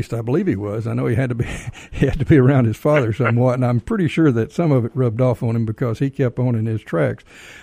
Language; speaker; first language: English; native; English